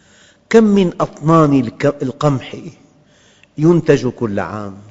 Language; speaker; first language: Arabic; native; Arabic